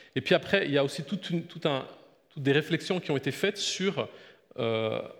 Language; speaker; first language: French; native; French